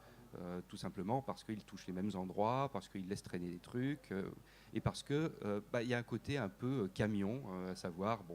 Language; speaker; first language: French; native; French